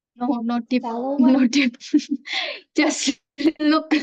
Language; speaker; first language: English; non-native, learner; Indonesian